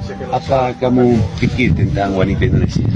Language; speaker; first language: Indonesian; non-native, learner; Spanish